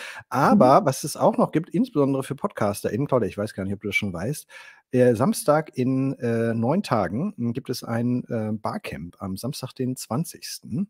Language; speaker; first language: German; native; German